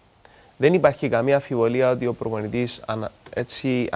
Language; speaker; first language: Greek; native; Greek